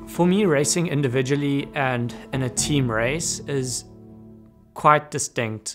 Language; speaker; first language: English; native; English